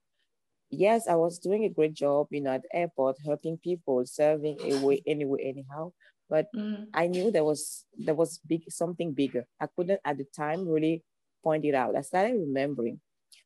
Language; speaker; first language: English; non-native, local second language; French